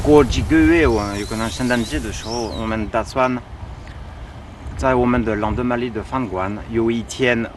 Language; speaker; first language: Chinese; non-native, learner; French